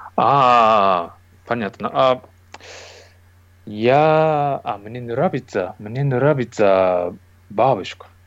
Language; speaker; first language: Russian; non-native, learner; Japanese